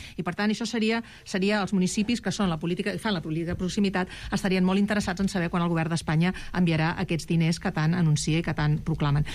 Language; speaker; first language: Catalan; non-native, local second language; Spanish